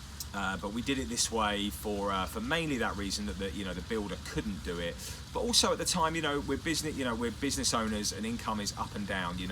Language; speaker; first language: English; native; English